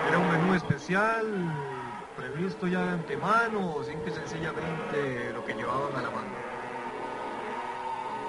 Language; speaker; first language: Spanish; native; Spanish